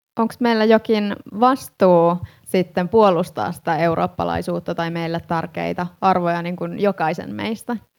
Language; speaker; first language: Finnish; native; Finnish